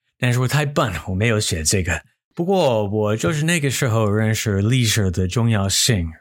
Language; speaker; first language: Chinese; non-native, fluent; English